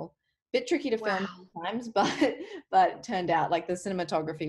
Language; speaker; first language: English; native; English